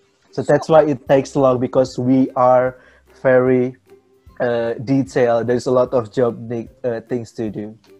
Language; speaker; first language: English; non-native, fluent; Indonesian